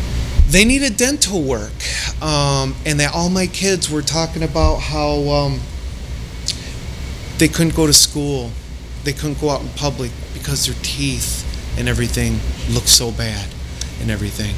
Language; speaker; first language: English; native; English